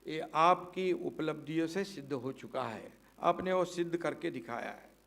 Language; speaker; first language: Hindi; non-native, local second language; Marathi